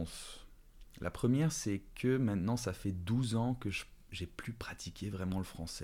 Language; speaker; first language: French; early bilingual, other home language; Dutch